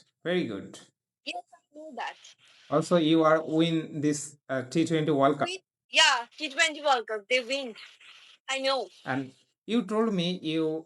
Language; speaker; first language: English; non-native, learner; Bangla